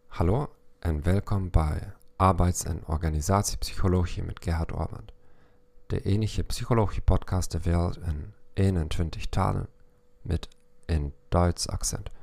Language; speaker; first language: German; non-native, learner; Dutch